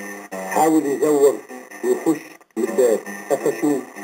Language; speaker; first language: Arabic; native; Arabic